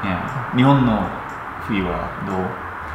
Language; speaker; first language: Japanese; non-native, fluent; English